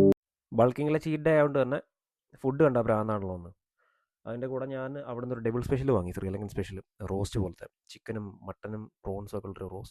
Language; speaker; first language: Malayalam; native; Malayalam